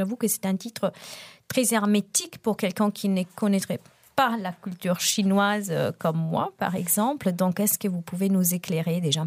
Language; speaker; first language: French; non-native, fluent; Italian